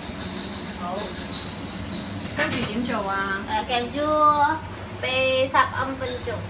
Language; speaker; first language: Cantonese; native; Cantonese